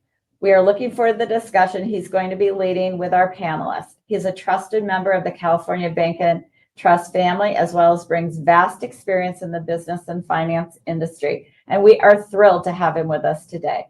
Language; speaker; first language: English; native; English